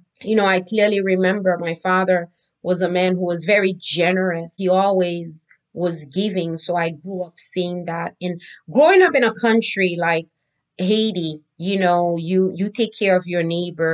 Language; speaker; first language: English; non-native, fluent; Haitian Creole